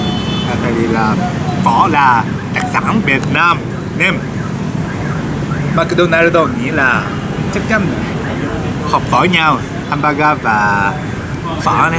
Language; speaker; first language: Vietnamese; non-native, learner; Japanese